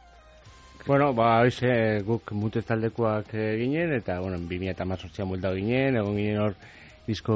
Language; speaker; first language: Basque; native; Basque